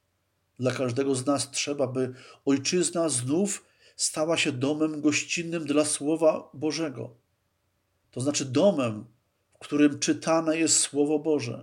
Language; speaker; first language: Polish; native; Polish